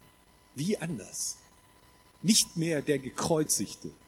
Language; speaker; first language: German; native; German